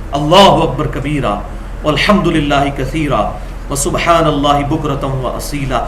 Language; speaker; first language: Urdu; non-native, local second language; Punjabi